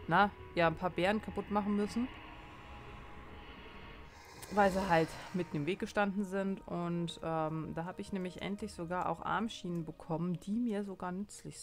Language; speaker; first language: German; native; German